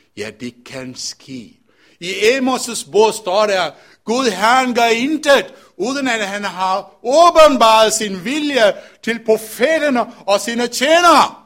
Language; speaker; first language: Danish; non-native, fluent; Sinhala